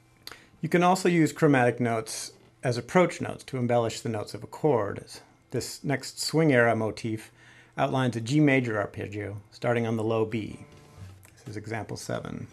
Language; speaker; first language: English; native; English